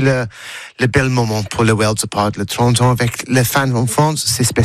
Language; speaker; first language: French; non-native, learner; English